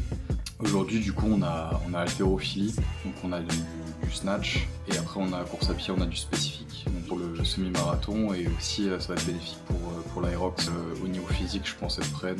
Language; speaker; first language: French; native; French